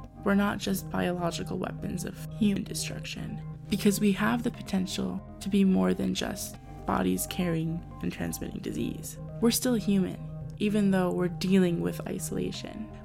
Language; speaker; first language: English; native; English